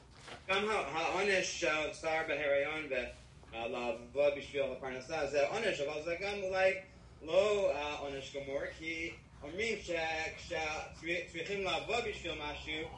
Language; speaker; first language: Hebrew; non-native, fluent; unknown